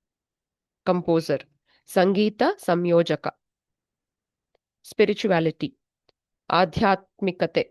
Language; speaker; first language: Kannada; native; Kannada